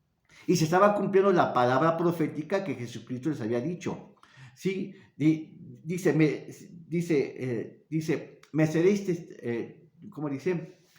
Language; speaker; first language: Spanish; native; Spanish